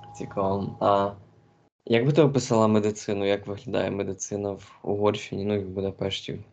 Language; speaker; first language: Ukrainian; native; Ukrainian